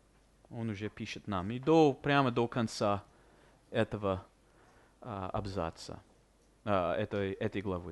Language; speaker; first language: Russian; non-native, fluent; English